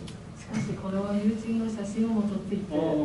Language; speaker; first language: Japanese; non-native, fluent; Chinese